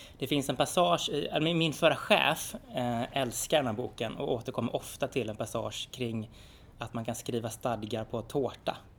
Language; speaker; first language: Swedish; native; Swedish